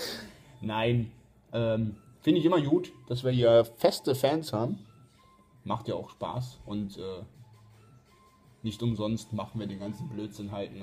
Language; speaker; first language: German; native; German